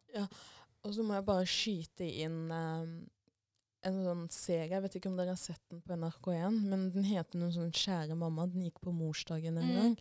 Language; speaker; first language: Norwegian; early bilingual, other home language; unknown